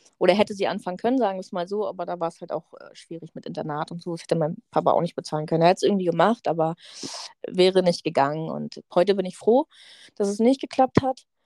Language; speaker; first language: German; native; German